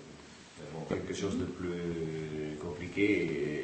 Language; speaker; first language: French; non-native, fluent; Spanish